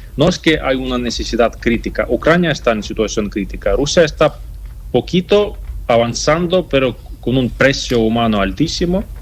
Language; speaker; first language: Spanish; non-native, fluent; Ukrainian